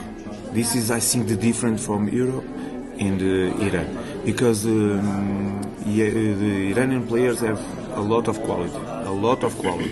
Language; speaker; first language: English; non-native, learner; Portuguese